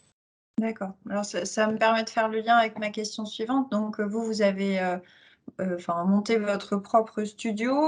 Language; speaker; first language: French; native; French